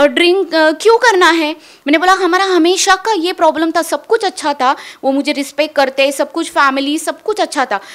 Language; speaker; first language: Hindi; non-native, local second language; Marathi